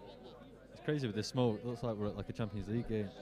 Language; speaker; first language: English; native; English